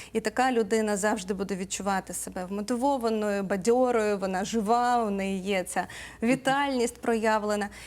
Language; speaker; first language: Ukrainian; native; Ukrainian